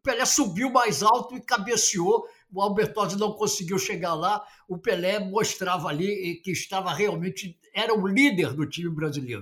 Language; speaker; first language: Portuguese; native; Portuguese